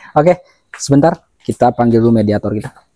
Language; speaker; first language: Malay; native; Malay